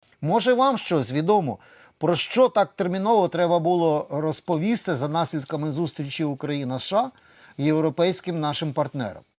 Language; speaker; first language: Ukrainian; native; Ukrainian